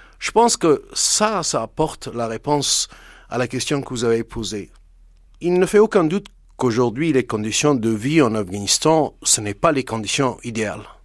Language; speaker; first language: French; non-native, fluent; Persian